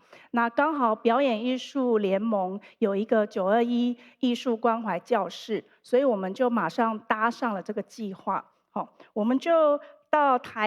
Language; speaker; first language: Chinese; native; Chinese